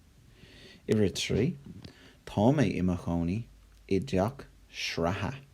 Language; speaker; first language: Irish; non-native, local second language; English